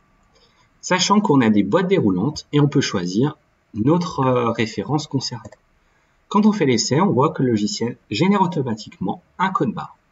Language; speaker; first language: French; native; French